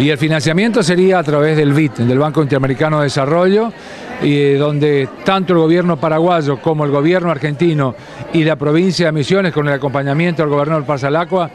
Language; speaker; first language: Spanish; native; Spanish